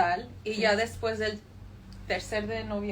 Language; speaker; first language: Spanish; early bilingual, heritage; Spanish